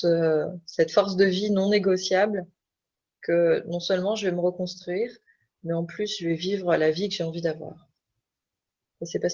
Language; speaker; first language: French; native; French